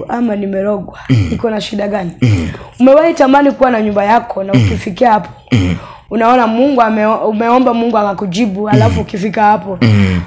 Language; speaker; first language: Swahili; non-native, local second language; Luo (Kenya and Tanzania)